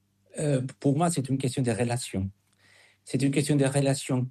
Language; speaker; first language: French; non-native, fluent; Spanish